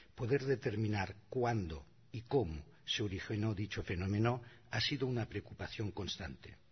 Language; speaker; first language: Spanish; non-native, local second language; Catalan